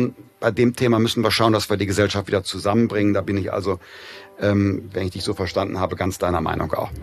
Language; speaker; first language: German; native; German